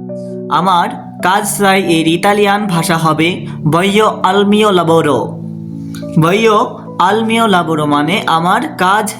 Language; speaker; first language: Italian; non-native, learner; Bangla